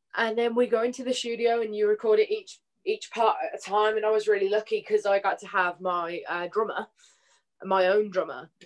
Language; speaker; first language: English; native; English